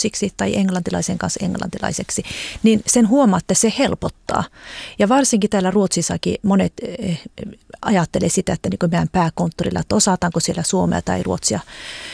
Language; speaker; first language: Finnish; early bilingual, heritage; Finnish